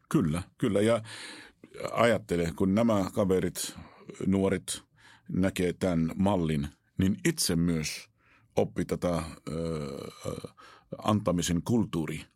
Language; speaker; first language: Finnish; non-native, fluent; Arabic